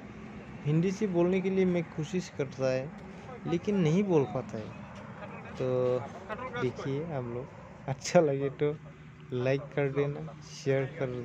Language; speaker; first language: Hindi; non-native, local second language; Bodo